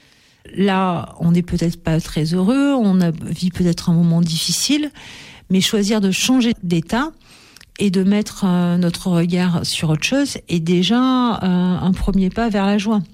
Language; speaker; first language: French; native; French